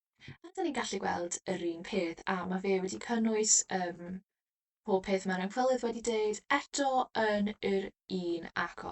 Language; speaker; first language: Welsh; non-native, local second language; English